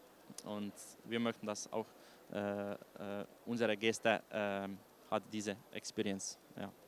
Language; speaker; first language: German; non-native, learner; Slovenian